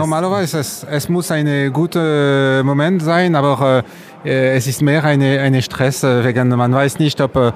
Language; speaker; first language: German; non-native, learner; French